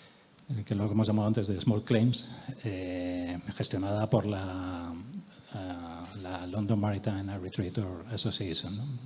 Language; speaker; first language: Spanish; native; Spanish